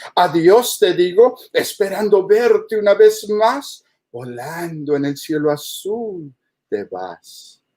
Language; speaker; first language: Spanish; early bilingual, heritage; Spanish